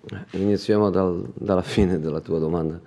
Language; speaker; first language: Italian; non-native, fluent; Portuguese